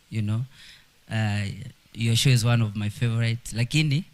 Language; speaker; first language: English; non-native, local second language; Swahili